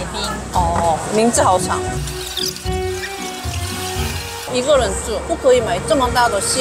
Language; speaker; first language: Chinese; non-native, fluent; Korean